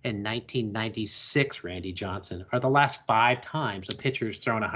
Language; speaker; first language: English; native; English